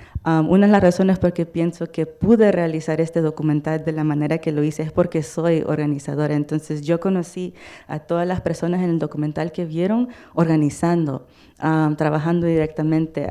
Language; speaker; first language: Spanish; early bilingual, heritage; Spanish